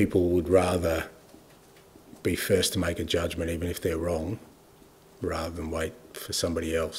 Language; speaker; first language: English; native; English